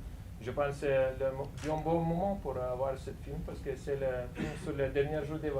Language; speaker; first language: French; non-native, fluent; Lithuanian